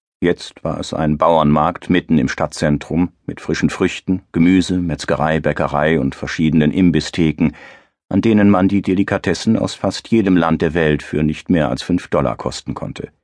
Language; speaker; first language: German; native; German